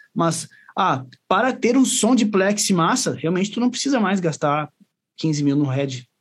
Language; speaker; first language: Portuguese; native; Portuguese